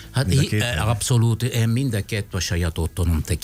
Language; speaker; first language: Hungarian; non-native, fluent; Italian